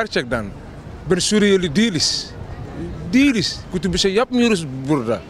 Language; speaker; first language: Turkish; non-native, learner; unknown